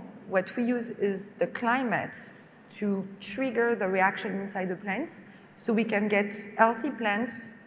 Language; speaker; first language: English; non-native, fluent; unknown